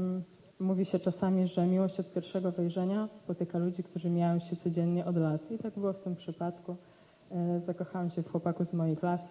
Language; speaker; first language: Polish; native; Polish